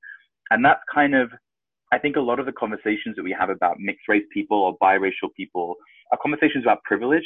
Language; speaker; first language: English; native; English